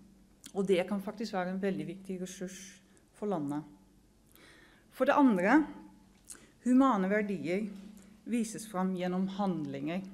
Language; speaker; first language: Norwegian; non-native, fluent; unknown